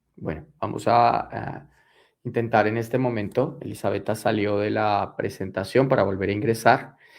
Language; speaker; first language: Spanish; native; Spanish